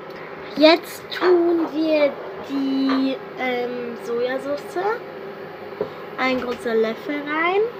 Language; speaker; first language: German; early bilingual, other home language; Arabic